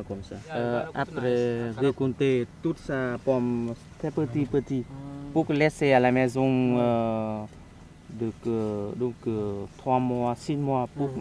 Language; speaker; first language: French; non-native, learner; Vietnamese